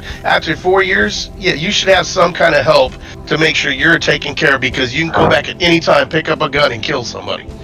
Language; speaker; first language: English; native; English